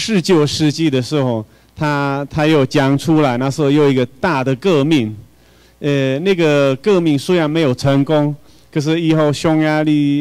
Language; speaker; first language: Chinese; non-native, fluent; Hungarian